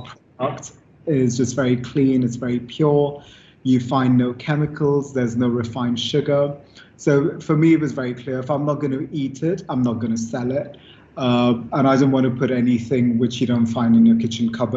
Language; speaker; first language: English; non-native, local second language; Hindi